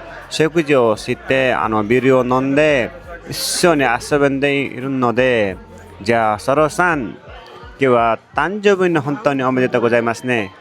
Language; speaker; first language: Japanese; non-native, learner; Nepali